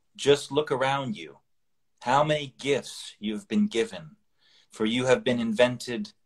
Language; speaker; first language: English; early bilingual, other home language; Italian